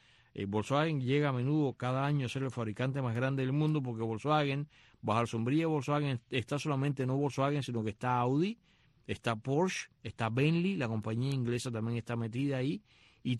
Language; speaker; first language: Spanish; native; Spanish